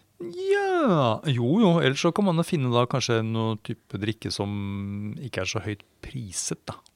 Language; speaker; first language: Norwegian; non-native, fluent; Swedish